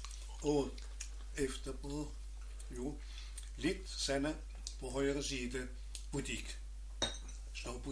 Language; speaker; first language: Norwegian; non-native, learner; German